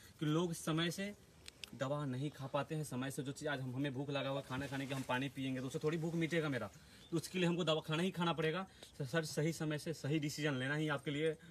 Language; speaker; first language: Hindi; native; Hindi